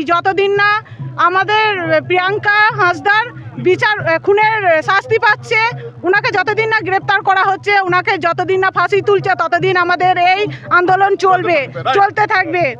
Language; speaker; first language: Bangla; non-native, local second language; Santali